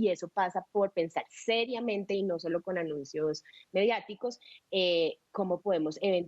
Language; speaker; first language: Spanish; native; Spanish